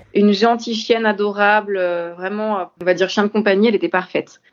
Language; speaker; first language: French; native; French